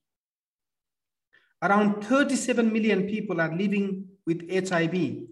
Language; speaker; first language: English; non-native, local second language; Nepali